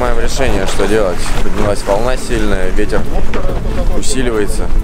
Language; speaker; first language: Russian; native; Russian